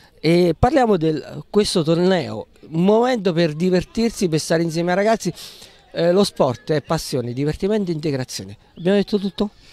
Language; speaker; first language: Italian; native; Italian